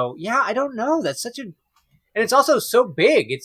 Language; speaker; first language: English; native; English